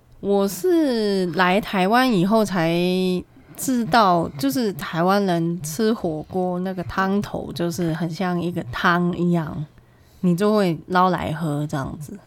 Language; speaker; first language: Chinese; non-native, local second language; Cantonese